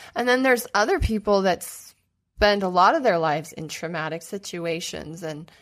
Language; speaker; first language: English; native; English